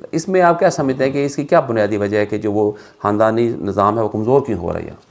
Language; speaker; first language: Urdu; native; Urdu